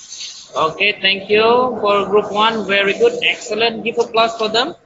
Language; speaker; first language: English; non-native, learner; Indonesian